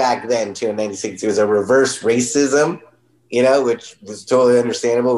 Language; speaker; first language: English; native; English